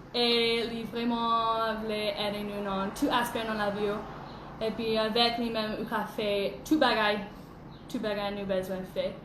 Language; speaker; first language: Haitian Creole; non-native, learner; English